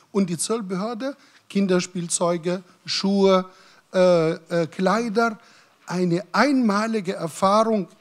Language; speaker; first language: German; non-native, fluent; Arabic